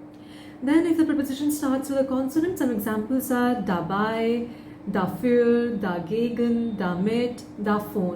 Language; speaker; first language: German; non-native, fluent; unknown